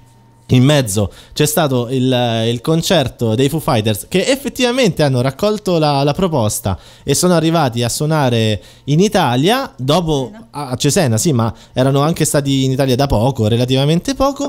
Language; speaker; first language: Italian; native; Italian